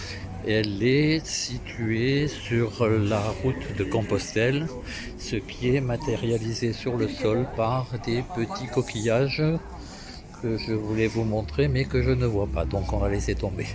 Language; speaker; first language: French; native; French